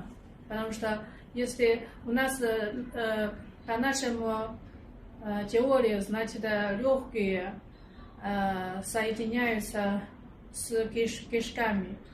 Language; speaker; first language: Russian; non-native, learner; Chinese